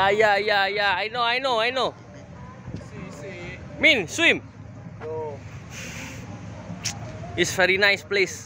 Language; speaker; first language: English; non-native, learner; Indonesian